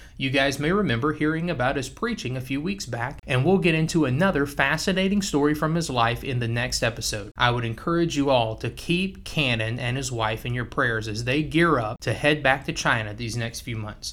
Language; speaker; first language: English; native; English